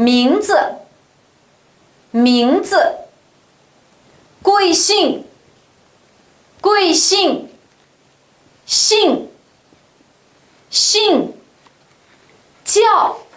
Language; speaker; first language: Chinese; non-native, local second language; Uyghur